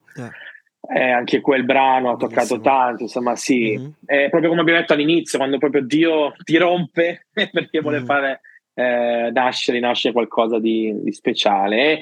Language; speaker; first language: Italian; native; Italian